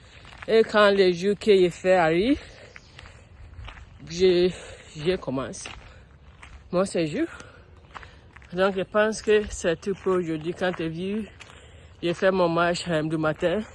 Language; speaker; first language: French; non-native, learner; English